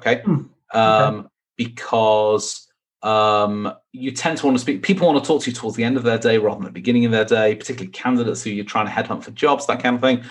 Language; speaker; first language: English; native; English